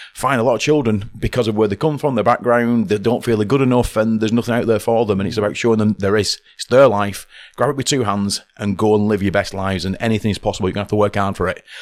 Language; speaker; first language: English; native; English